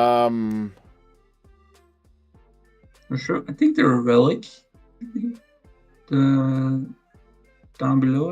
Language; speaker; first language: English; non-native, fluent; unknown